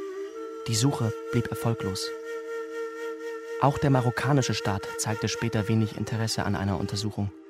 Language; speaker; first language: German; native; German